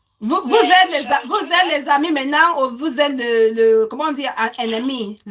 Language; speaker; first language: French; non-native, learner; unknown